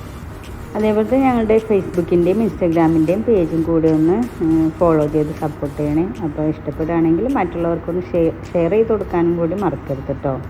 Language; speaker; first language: Malayalam; native; Malayalam